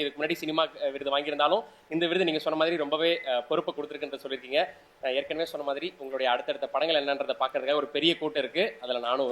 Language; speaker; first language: Tamil; native; Tamil